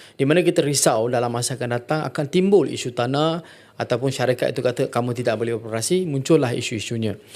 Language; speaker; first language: Malay; non-native, local second language; Tamil